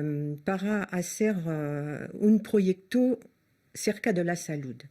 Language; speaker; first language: Spanish; non-native, learner; French